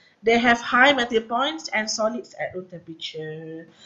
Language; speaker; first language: English; non-native, local second language; Malay